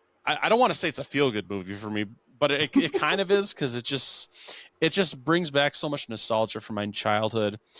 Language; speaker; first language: English; native; English